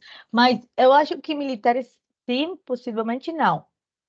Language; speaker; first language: Portuguese; non-native, learner; Spanish